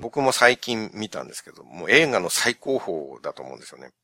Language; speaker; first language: Japanese; native; Japanese